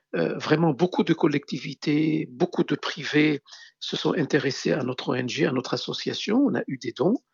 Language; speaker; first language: French; non-native, local second language; Arabic